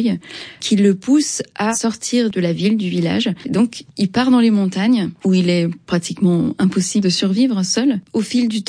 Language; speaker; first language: French; native; French